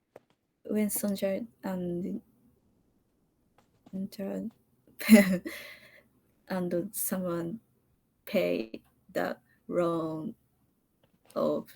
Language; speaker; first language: English; non-native, learner; Japanese